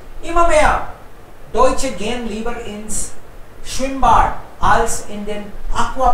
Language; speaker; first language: German; non-native, fluent; Hindi